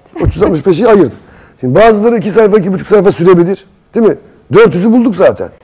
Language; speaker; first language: Turkish; native; Turkish